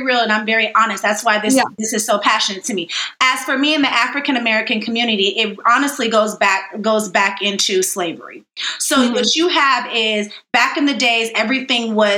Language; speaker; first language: English; native; English